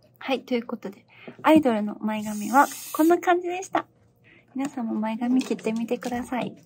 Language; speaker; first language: Japanese; native; Japanese